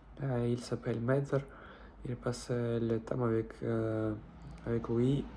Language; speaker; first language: French; non-native, learner; Russian